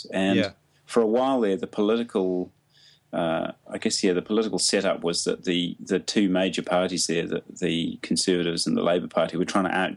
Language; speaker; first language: English; native; English